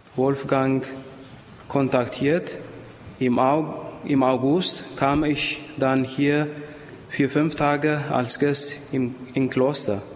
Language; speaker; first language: German; non-native, fluent; Amharic